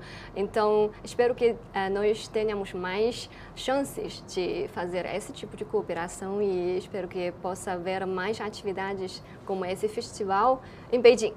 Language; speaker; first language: Portuguese; non-native, fluent; Chinese